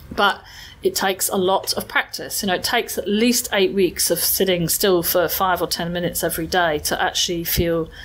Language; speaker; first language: English; native; English